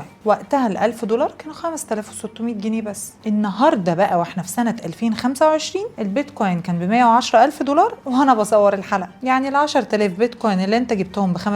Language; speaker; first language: Arabic; native; Arabic